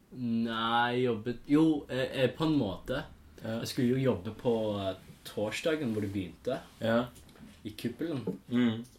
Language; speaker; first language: Norwegian; non-native, fluent; English